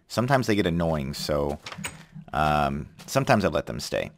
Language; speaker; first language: English; native; English